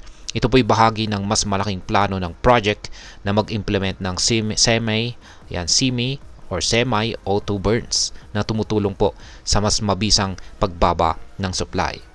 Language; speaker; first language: Filipino; native; Filipino